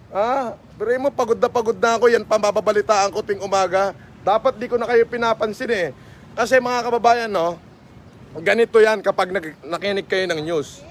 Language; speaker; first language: Filipino; native; Filipino